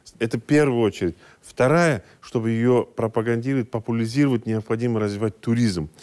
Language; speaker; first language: Russian; non-native, local second language; Kazakh